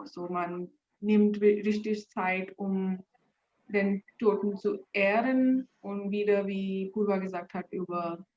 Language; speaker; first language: German; non-native, learner; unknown